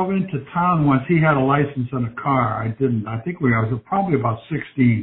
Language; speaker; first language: English; native; English